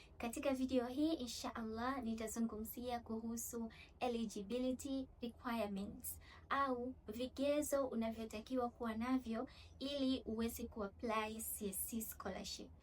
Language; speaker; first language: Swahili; native; Swahili